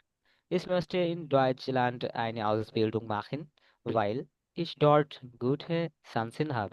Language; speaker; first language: German; non-native, learner; Bangla